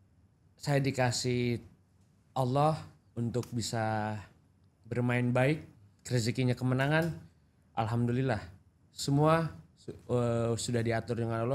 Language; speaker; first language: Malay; non-native, local second language; Indonesian